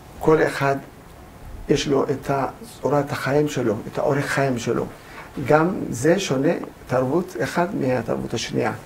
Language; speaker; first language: Hebrew; non-native, fluent; Amharic